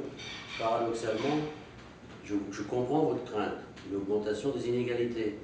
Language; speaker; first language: French; native; French